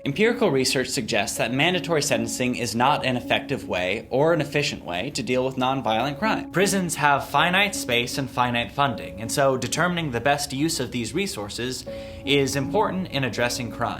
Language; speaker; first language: English; native; English